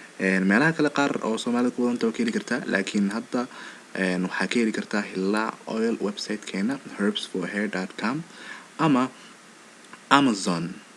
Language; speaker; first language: Somali; early bilingual, heritage; Somali